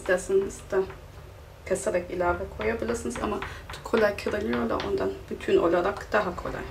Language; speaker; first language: Turkish; non-native, fluent; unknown